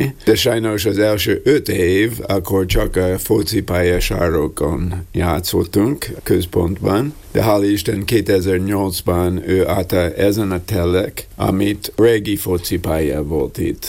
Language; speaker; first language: Hungarian; non-native, learner; English